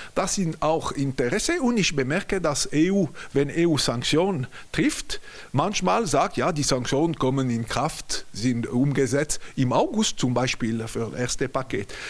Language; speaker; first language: German; non-native, local second language; French